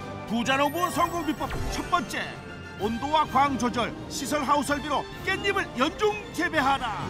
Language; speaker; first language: Korean; native; Korean